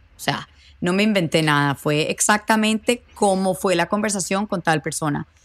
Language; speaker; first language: Spanish; native; Spanish